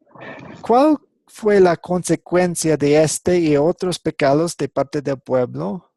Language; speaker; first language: Spanish; non-native, fluent; English